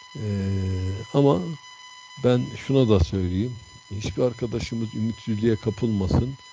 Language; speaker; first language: Turkish; native; Turkish